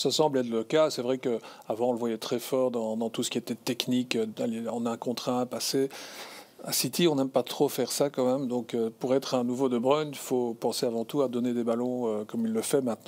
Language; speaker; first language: French; native; French